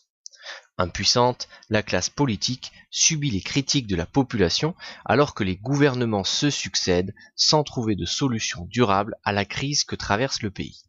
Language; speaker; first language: French; native; French